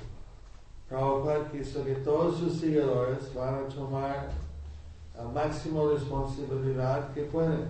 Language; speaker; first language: Spanish; non-native, learner; English